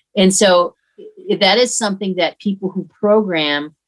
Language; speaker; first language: English; native; English